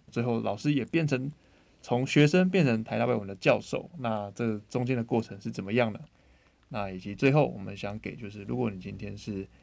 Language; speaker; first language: Chinese; native; Chinese